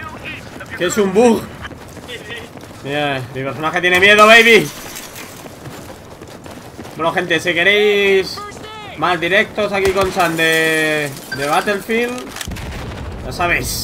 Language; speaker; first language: Spanish; native; Spanish